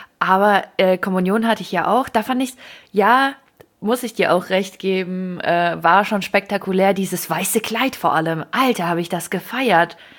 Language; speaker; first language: German; early bilingual, other home language; Ukrainian